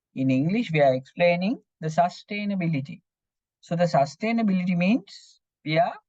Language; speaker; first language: English; non-native, local second language; Sinhala